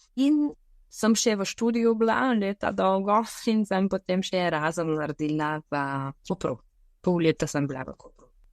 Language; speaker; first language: Slovenian; non-native, fluent; Bulgarian